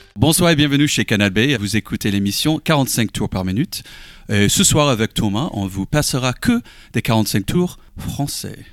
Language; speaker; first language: French; non-native, fluent; English